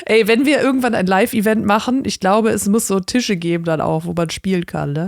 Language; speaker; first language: German; native; German